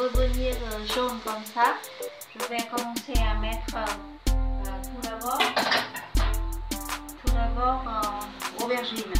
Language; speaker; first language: French; non-native, fluent; Vietnamese